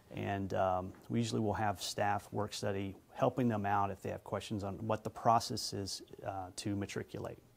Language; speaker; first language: English; native; English